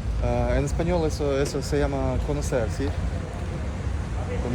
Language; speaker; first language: Spanish; non-native, learner; Russian